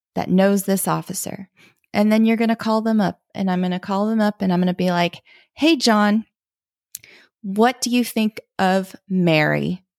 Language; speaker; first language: English; early bilingual, other home language; German